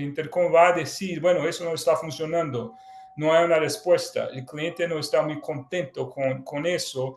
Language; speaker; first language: Spanish; non-native, fluent; Portuguese